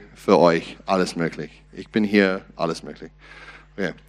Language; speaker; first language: German; non-native, learner; English